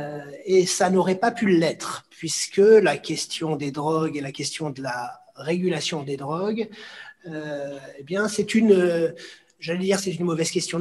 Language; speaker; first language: French; native; French